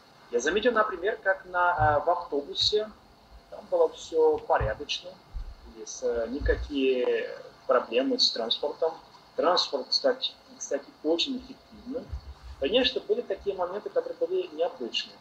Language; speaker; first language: Russian; non-native, fluent; Portuguese